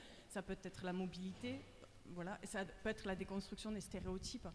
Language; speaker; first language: French; native; French